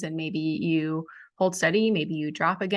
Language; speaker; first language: English; native; English